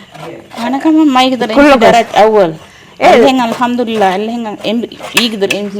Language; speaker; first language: Arabic; non-native, learner; Sinhala